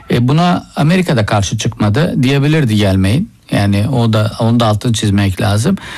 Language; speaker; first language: Turkish; native; Turkish